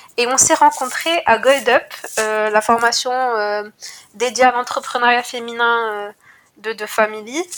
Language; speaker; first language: French; non-native, local second language; Arabic